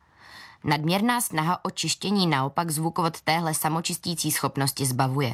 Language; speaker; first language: Czech; native; Czech